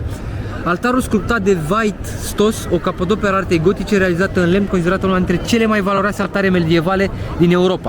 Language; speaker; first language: Romanian; native; Romanian